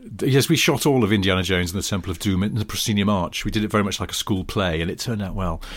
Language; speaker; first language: English; native; English